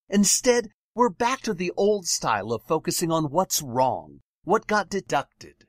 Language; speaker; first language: English; native; English